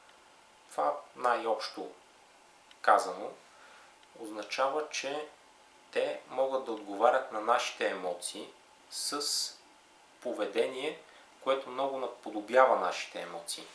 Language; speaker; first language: Bulgarian; native; Bulgarian